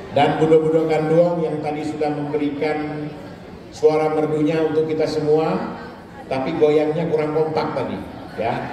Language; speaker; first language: Indonesian; non-native, local second language; Minangkabau